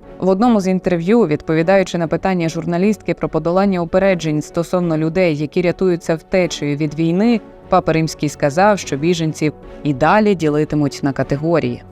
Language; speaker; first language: Ukrainian; native; Ukrainian